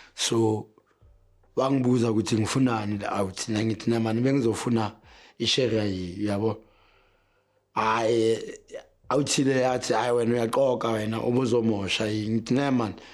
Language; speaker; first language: Zulu; native; Zulu